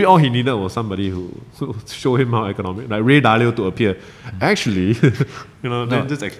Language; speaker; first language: English; native; English